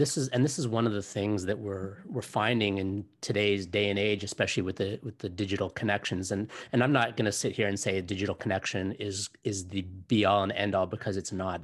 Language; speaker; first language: English; native; English